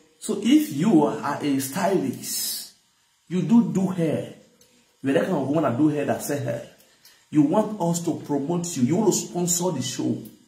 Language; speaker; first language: English; non-native, local second language; Bini